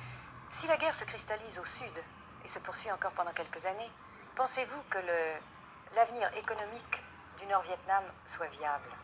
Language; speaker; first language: French; native; French